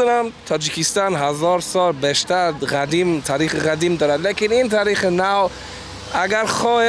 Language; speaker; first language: Tajik; non-native, learner; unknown